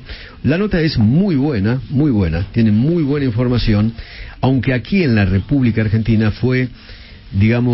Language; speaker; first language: Spanish; native; Spanish